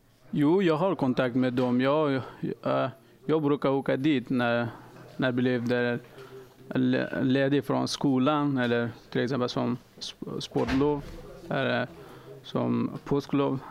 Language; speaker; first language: Swedish; non-native, fluent; Persian